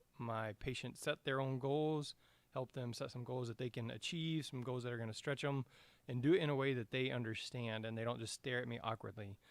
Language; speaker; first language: English; native; English